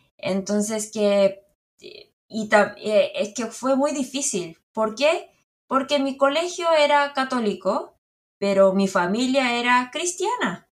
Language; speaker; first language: Spanish; non-native, fluent; Korean